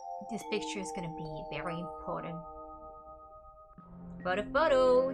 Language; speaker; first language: English; non-native, fluent; Japanese